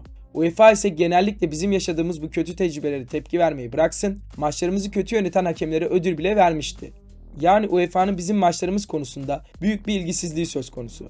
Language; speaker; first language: Turkish; native; Turkish